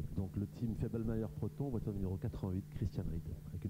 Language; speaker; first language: French; native; French